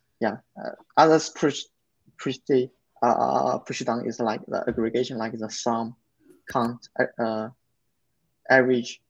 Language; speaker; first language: English; non-native, learner; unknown